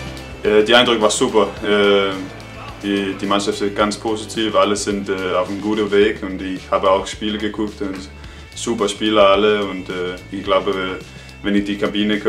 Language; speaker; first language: German; non-native, learner; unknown